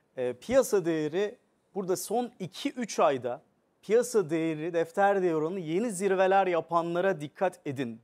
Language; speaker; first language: Turkish; native; Turkish